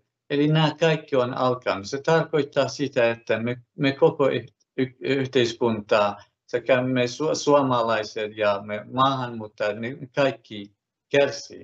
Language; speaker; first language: Finnish; non-native, fluent; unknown